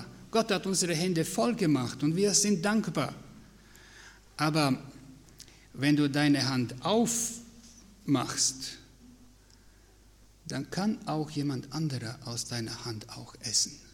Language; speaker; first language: German; non-native, fluent; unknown